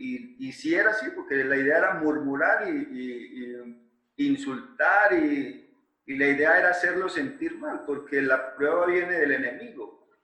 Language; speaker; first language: Spanish; native; Spanish